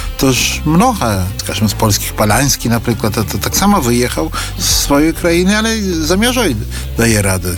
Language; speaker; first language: Belarusian; native; Belarusian